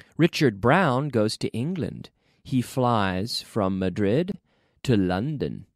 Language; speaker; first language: English; native; English